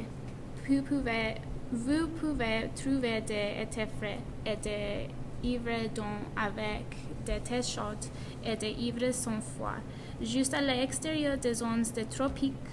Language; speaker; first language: French; non-native, learner; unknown